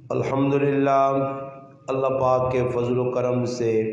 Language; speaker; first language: Urdu; non-native, local second language; Punjabi